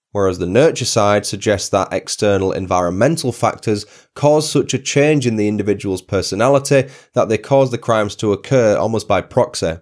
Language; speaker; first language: English; native; English